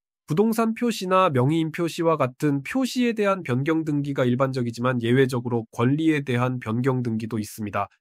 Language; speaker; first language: Korean; native; Korean